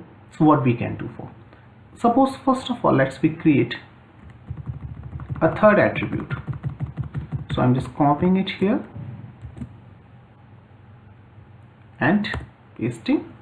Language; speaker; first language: English; non-native, local second language; Hindi